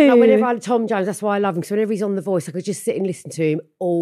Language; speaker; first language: English; native; English